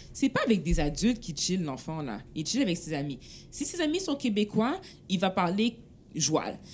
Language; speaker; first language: French; early bilingual, other home language; Haitian Creole